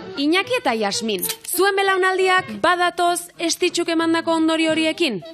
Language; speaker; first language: Basque; native; Basque